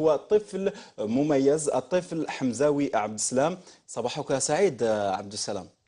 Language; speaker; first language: Arabic; native; Arabic